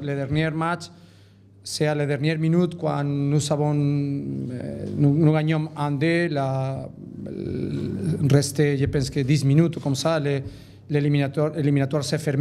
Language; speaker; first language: French; non-native, learner; Spanish